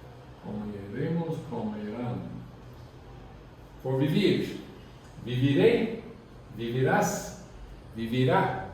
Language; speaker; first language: Spanish; non-native, learner; English